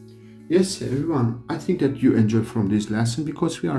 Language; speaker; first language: English; non-native, learner; Kurdish